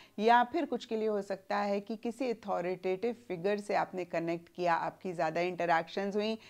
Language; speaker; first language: Hindi; native; Hindi